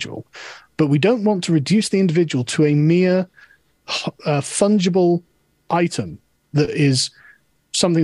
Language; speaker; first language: English; native; English